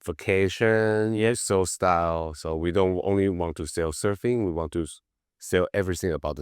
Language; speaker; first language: English; non-native, learner; Chinese